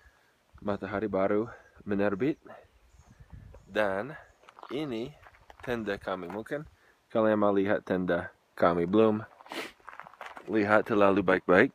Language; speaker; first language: Indonesian; non-native, fluent; English